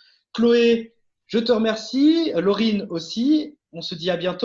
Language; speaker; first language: French; native; French